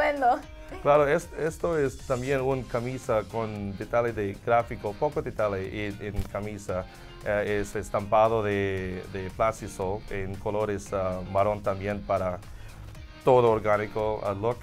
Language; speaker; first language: Spanish; non-native, learner; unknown